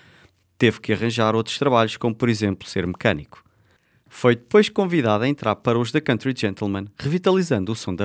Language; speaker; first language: Portuguese; native; Portuguese